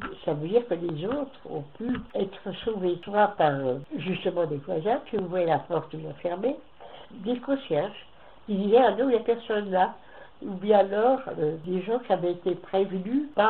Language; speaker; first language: French; native; French